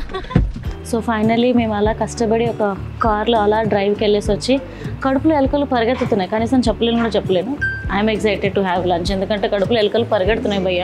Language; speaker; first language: Telugu; native; Telugu